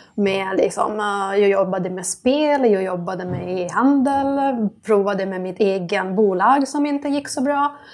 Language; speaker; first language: Swedish; non-native, fluent; Italian